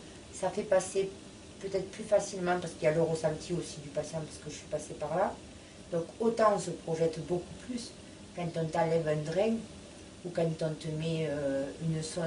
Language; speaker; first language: French; native; French